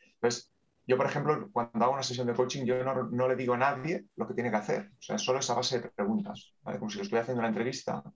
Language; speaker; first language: Spanish; native; Spanish